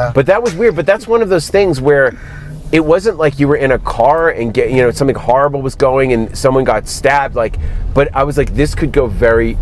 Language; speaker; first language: English; native; English